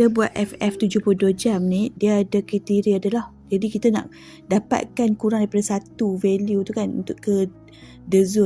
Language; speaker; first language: Malay; native; Malay